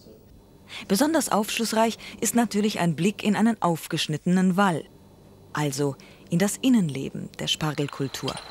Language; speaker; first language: German; native; German